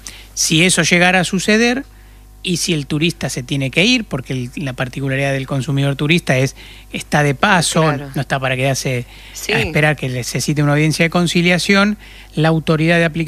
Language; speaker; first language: Spanish; native; Spanish